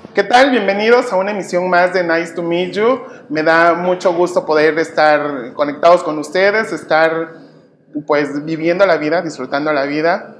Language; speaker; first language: Spanish; native; Spanish